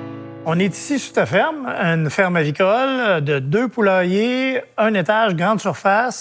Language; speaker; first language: French; native; French